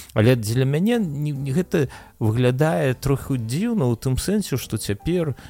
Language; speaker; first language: Belarusian; non-native, local second language; Russian